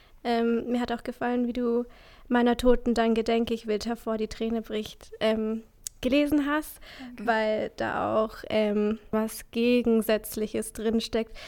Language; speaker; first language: German; native; German